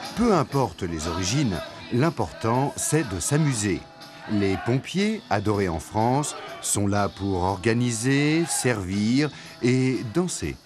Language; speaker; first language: French; native; French